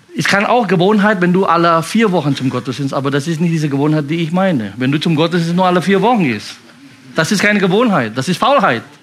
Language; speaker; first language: German; non-native, fluent; Indonesian